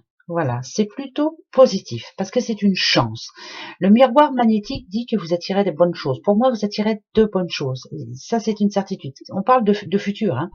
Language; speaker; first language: French; native; French